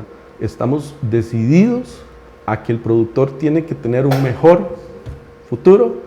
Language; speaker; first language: Spanish; native; Spanish